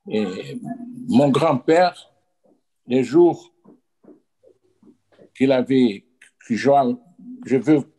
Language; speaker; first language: French; non-native, fluent; Portuguese